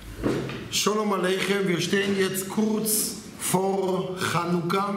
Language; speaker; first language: German; non-native, fluent; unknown